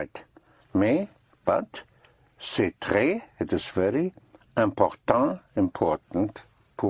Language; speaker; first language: French; non-native, fluent; English